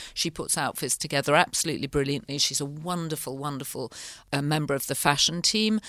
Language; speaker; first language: English; native; English